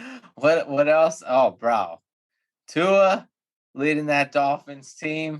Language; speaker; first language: English; native; English